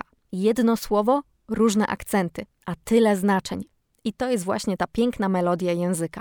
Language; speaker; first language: Polish; native; Polish